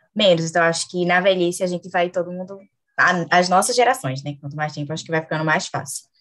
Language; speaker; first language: Italian; non-native, learner; Portuguese